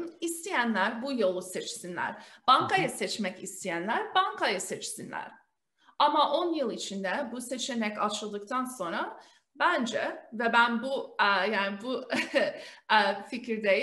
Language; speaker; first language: Turkish; early bilingual, heritage; Turkish